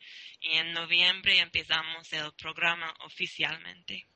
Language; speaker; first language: Spanish; non-native, learner; English